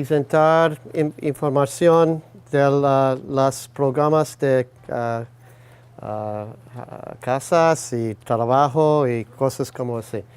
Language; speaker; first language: Spanish; non-native, learner; English